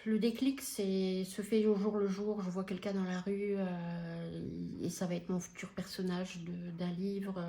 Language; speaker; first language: French; native; French